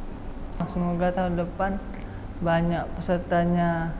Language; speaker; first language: Indonesian; non-native, learner; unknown